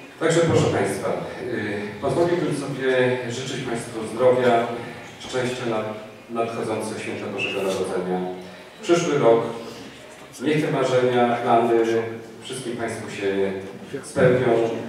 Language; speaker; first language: Polish; native; Polish